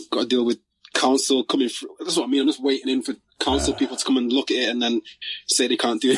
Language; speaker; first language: English; native; English